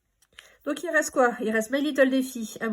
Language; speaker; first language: French; native; French